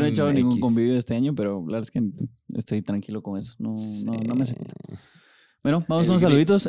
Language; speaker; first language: Spanish; native; Spanish